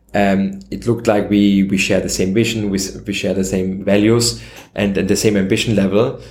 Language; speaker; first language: English; non-native, fluent; German